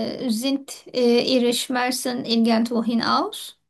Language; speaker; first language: German; non-native, learner; Turkish